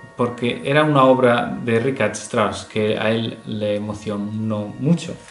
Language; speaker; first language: Spanish; early bilingual, heritage; English